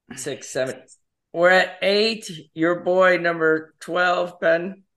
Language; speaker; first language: English; native; English